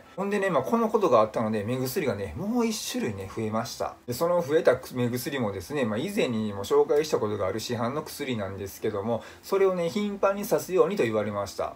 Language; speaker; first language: Japanese; native; Japanese